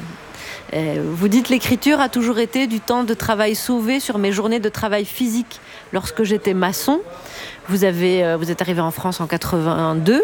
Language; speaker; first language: French; native; French